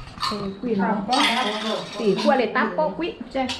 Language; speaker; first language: Italian; non-native, learner; Thai